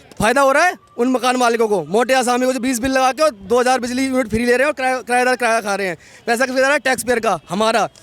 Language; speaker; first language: Hindi; native; Hindi